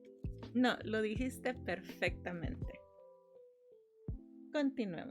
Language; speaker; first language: Spanish; early bilingual, heritage; Spanish